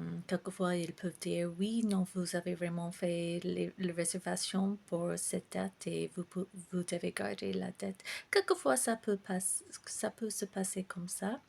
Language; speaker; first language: French; non-native, fluent; English